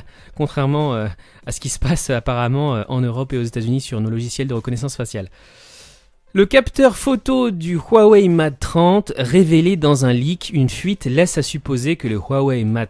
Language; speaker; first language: French; native; French